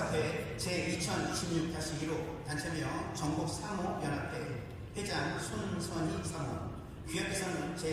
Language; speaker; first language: Korean; native; Korean